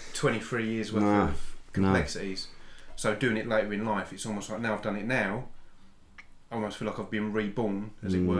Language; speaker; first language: English; native; English